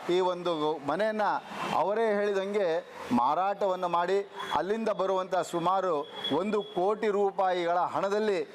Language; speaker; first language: Kannada; non-native, local second language; Marathi